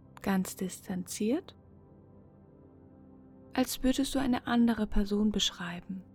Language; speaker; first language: German; native; German